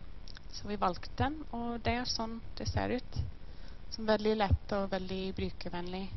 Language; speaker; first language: Norwegian; non-native, learner; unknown